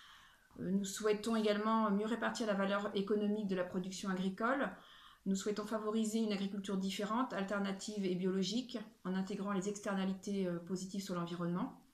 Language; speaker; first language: French; native; French